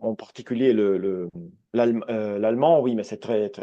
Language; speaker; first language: French; non-native, fluent; Italian